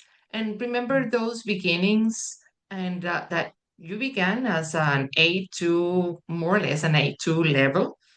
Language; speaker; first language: English; non-native, fluent; Spanish